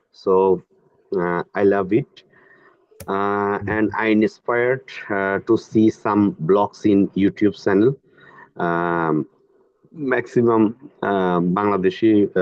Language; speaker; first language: English; non-native, learner; Bangla